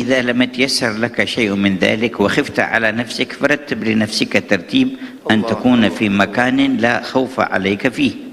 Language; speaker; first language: Arabic; native; Arabic